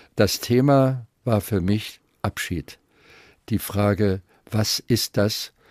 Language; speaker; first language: German; native; German